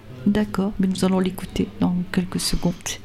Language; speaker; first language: French; native; French